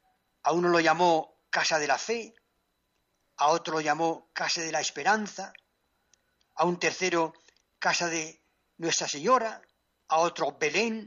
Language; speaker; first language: Spanish; native; Spanish